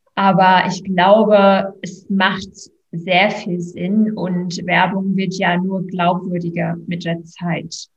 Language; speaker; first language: German; non-native, fluent; English